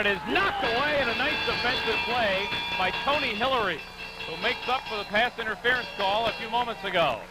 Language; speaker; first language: English; native; English